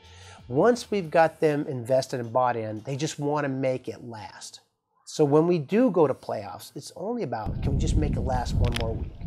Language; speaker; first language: English; native; English